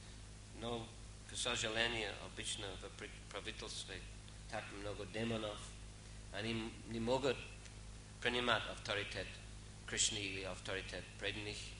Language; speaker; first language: Russian; non-native, fluent; English